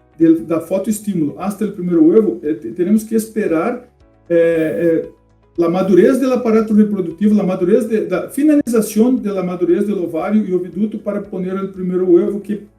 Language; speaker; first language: Spanish; non-native, fluent; Portuguese